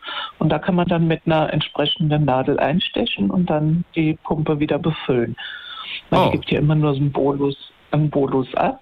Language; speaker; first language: German; native; German